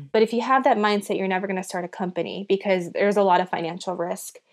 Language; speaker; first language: English; early bilingual, other home language; Chinese